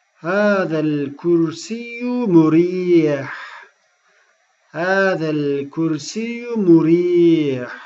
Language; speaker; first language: Arabic; non-native, fluent; Turkish